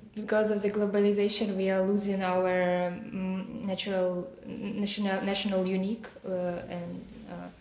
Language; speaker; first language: English; non-native, learner; Russian